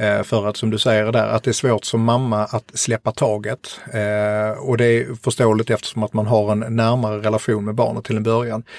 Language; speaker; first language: Swedish; native; Swedish